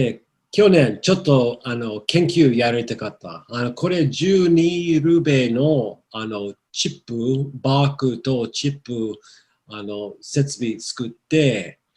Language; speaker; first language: Japanese; non-native, learner; English